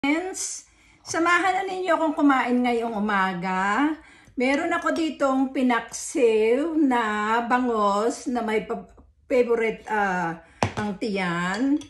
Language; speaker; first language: Filipino; native; Filipino